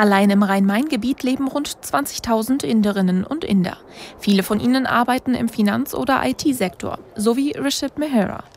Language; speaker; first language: German; native; German